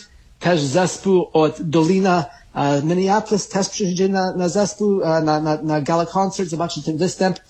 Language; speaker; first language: Polish; early bilingual, heritage; Polish